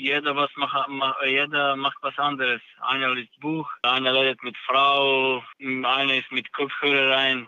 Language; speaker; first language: German; non-native, learner; Serbian